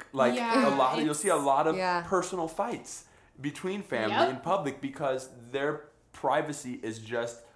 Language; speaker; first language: English; early bilingual, other home language; Spanish